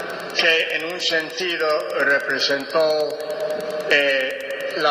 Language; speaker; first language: Spanish; non-native, fluent; English